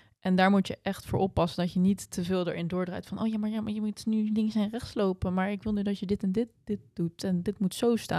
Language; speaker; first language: Dutch; native; Dutch